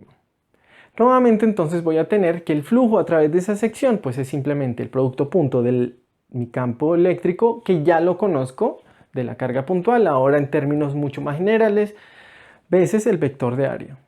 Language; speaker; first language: Spanish; native; Spanish